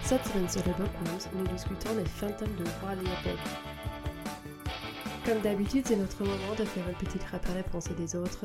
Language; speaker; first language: French; non-native, fluent; English